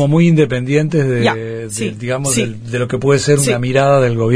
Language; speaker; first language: Spanish; native; Spanish